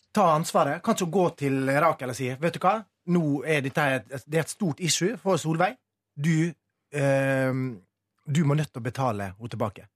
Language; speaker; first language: Norwegian; native; Norwegian